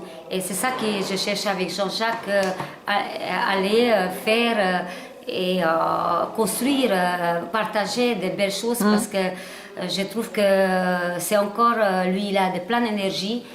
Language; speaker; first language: French; non-native, learner; Hungarian